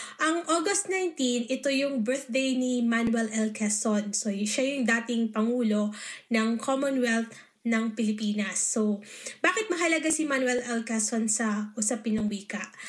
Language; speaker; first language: Filipino; native; Filipino